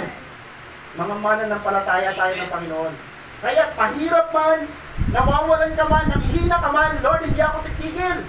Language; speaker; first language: Filipino; native; Filipino